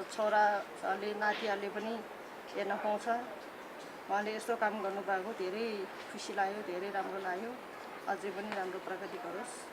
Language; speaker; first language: Nepali; non-native, local second language; Tibetan